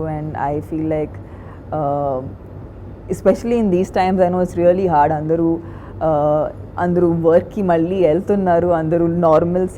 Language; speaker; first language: Telugu; non-native, fluent; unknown